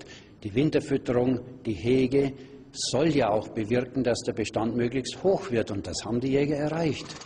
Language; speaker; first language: German; native; German